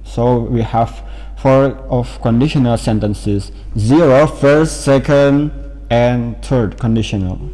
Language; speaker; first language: English; non-native, fluent; Indonesian